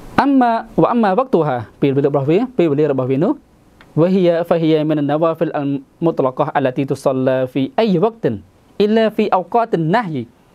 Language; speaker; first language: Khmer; non-native, local second language; Western Cham